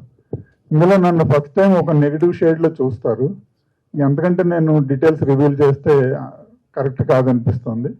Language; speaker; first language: Telugu; native; Telugu